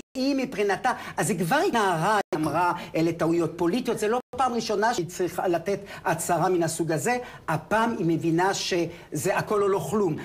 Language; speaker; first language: Hebrew; non-native, fluent; French